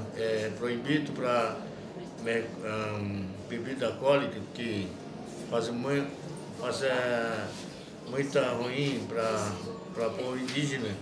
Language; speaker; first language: Portuguese; non-native, local second language; Yanomámi